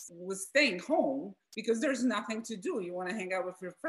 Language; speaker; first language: English; non-native, fluent; Polish